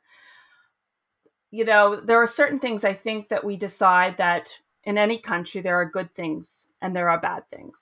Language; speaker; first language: English; native; English